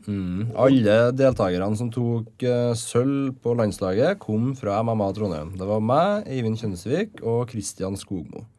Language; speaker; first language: Norwegian; native; Norwegian